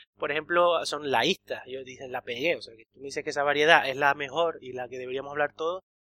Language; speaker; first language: Spanish; native; Spanish